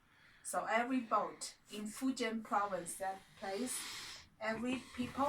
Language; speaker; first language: English; non-native, learner; Chinese